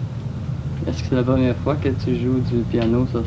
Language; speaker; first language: French; native; French